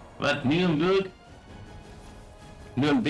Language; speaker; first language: German; native; German